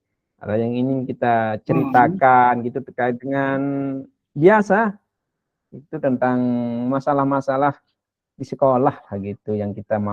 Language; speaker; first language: Indonesian; non-native, local second language; Sasak